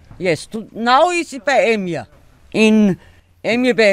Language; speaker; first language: English; non-native, learner; German